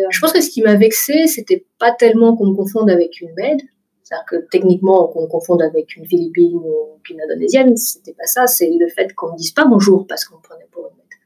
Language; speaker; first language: French; early bilingual, other home language; Vietnamese